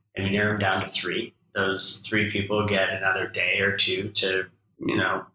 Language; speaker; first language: English; native; English